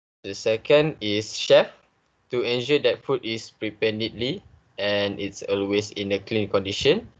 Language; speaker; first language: English; non-native, learner; Malay